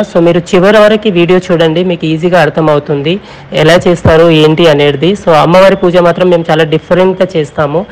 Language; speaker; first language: Telugu; non-native, local second language; Lambadi